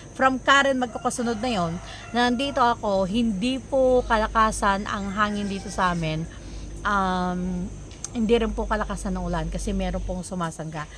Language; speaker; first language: Filipino; non-native, local second language; Iloko